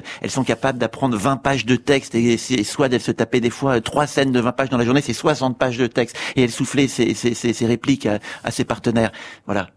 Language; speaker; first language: French; native; French